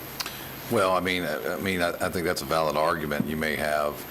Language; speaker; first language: English; native; English